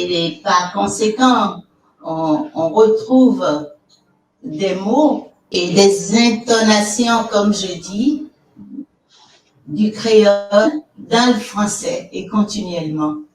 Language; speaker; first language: French; non-native, local second language; Fon